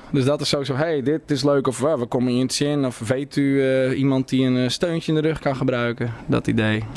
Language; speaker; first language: Dutch; non-native, local second language; Western Frisian